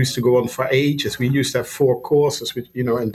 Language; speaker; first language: English; non-native, fluent; Dutch